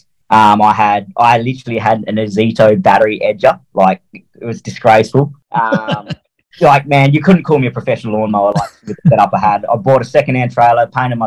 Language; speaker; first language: English; native; English